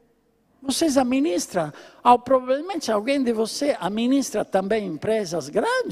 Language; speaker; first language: Portuguese; non-native, fluent; Italian